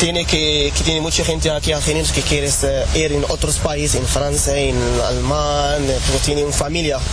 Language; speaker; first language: Spanish; non-native, learner; Arabic